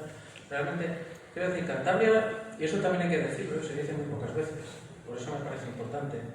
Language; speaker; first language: Spanish; native; Spanish